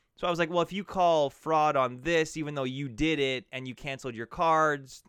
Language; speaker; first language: English; native; English